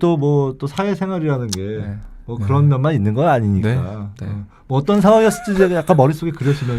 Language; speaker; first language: Korean; native; Korean